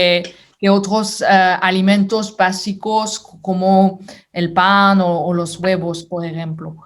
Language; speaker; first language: Spanish; non-native, fluent; French